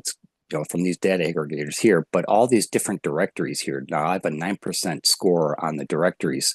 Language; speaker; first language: English; native; English